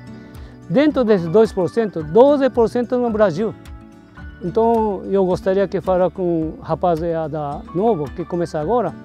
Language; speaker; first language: Portuguese; non-native, fluent; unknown